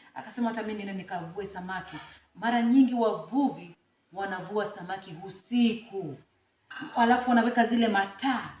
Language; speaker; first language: Swahili; non-native, local second language; Luo (Kenya and Tanzania)